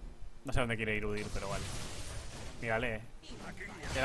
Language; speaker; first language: Spanish; native; Spanish